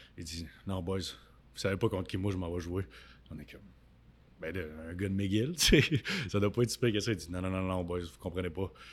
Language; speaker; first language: French; native; French